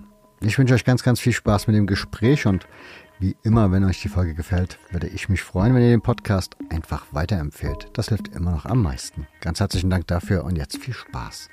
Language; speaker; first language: German; native; German